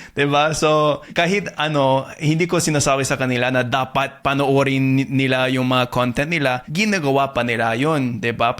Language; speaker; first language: Filipino; non-native, fluent; English